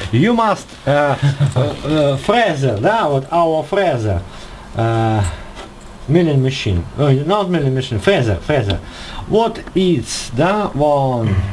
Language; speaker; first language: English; non-native, learner; Russian